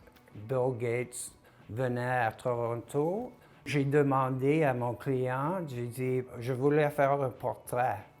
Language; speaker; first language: French; non-native, local second language; English